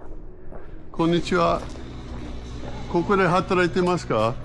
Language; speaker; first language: Japanese; non-native, learner; English